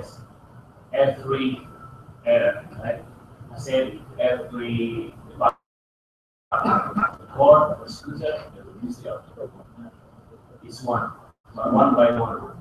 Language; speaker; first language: English; non-native, learner; Indonesian